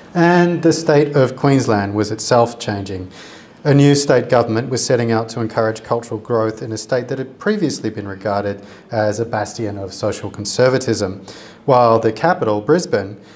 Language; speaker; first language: English; native; English